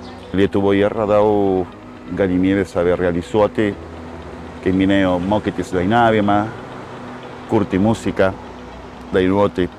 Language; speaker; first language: Lithuanian; non-native, fluent; Spanish